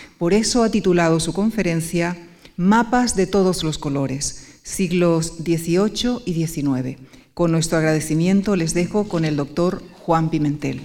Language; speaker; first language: Spanish; native; Spanish